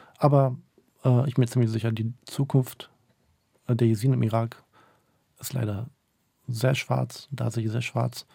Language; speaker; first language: German; early bilingual, other home language; Kurdish